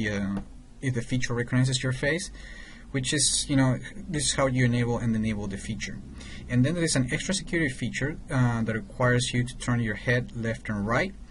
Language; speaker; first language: English; non-native, fluent; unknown